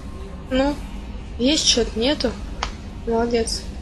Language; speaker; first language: Russian; native; Russian